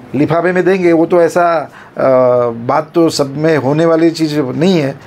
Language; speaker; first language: Hindi; non-native, local second language; Marathi